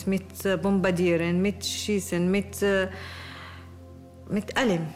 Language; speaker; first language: German; non-native, learner; Arabic